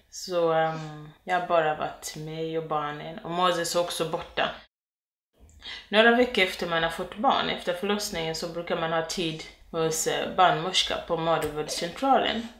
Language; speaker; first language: Swedish; non-native, fluent; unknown